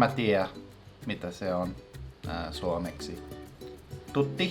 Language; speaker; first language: Finnish; non-native, learner; English